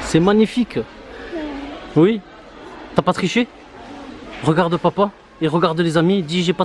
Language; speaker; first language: French; native; French